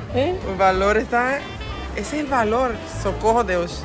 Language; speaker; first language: Portuguese; non-native, fluent; Spanish